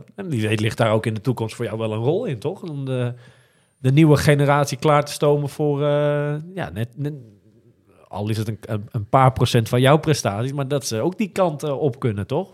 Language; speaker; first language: Dutch; native; Dutch